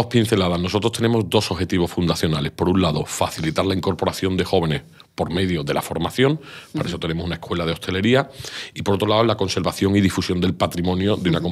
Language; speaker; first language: Spanish; native; Spanish